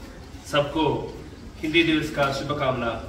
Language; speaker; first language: Hindi; non-native, local second language; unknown